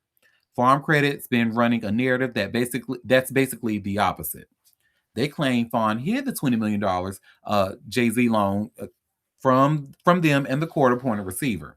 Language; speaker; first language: English; native; English